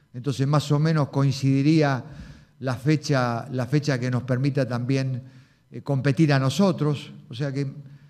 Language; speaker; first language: Spanish; native; Spanish